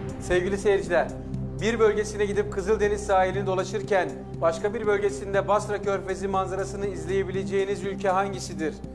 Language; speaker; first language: Turkish; native; Turkish